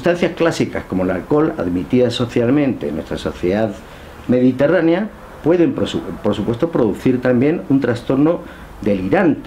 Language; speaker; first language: Spanish; native; Spanish